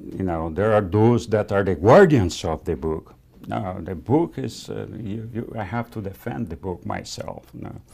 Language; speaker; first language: English; non-native, fluent; Spanish